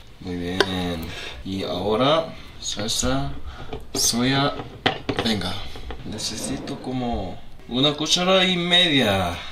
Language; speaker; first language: Spanish; non-native, learner; Korean